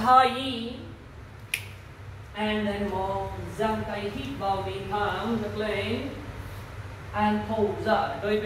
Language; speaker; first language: Vietnamese; non-native, learner; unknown